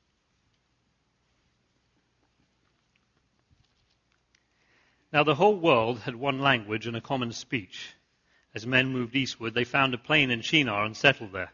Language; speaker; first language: English; native; English